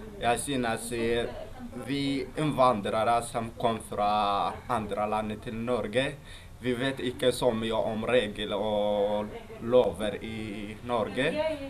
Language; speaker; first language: Norwegian; non-native, learner; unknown